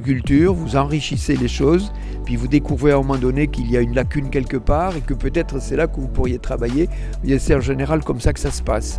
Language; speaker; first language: French; native; French